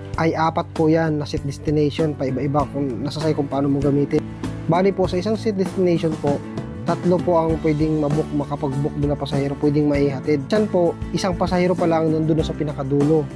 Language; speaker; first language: Filipino; non-native, local second language; Aklanon